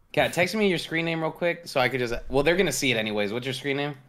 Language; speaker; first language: English; native; English